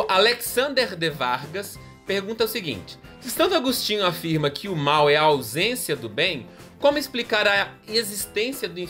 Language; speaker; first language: Portuguese; native; Portuguese